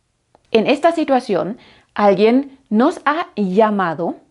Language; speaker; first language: Spanish; non-native, fluent; German